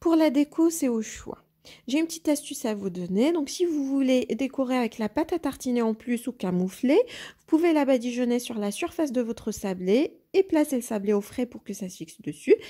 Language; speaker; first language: French; non-native, local second language; Arabic